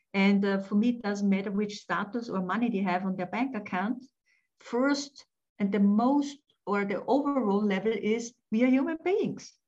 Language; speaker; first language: English; non-native, fluent; German